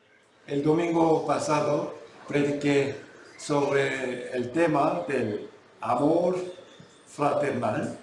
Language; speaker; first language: Spanish; non-native, fluent; Korean